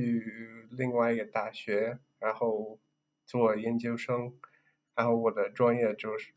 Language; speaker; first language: Chinese; non-native, learner; English